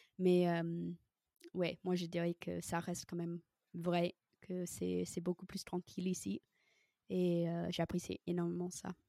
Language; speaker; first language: French; non-native, fluent; English